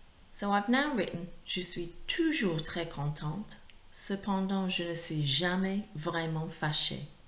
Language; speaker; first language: French; non-native, fluent; English